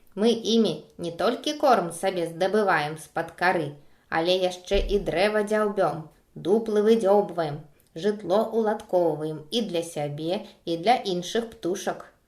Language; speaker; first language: Belarusian; non-native, local second language; Russian